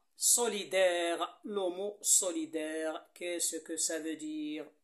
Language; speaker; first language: French; non-native, local second language; Arabic